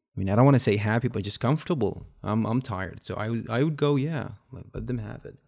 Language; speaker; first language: English; non-native, fluent; Arabic